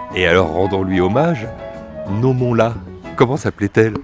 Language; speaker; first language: French; native; French